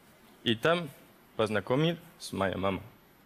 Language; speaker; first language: Russian; early bilingual, heritage; French